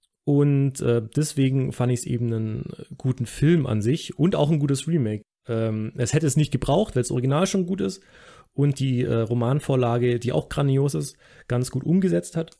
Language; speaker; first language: German; native; German